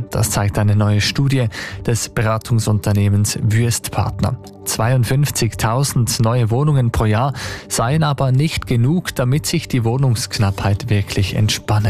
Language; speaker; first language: German; native; German